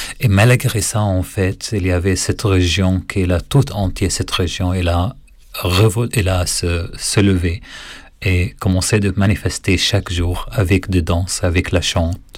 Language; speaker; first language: French; non-native, learner; Arabic